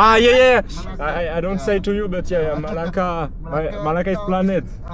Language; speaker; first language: English; non-native, learner; French